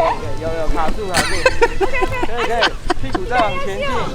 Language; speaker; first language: Chinese; native; Chinese